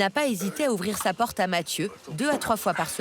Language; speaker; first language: French; native; French